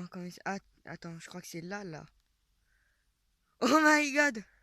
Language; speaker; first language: French; native; French